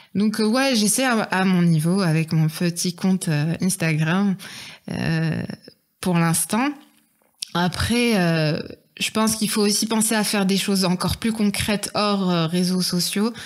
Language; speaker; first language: French; non-native, local second language; Arabic